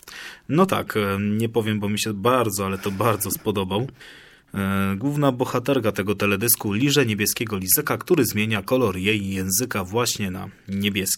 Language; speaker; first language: Polish; native; Polish